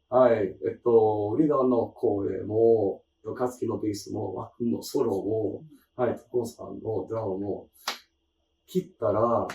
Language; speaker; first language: Japanese; non-native, learner; English